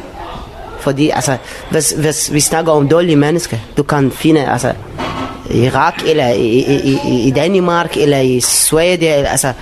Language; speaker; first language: Danish; non-native, learner; Arabic